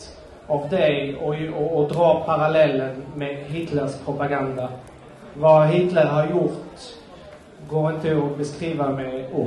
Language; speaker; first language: Swedish; non-native, fluent; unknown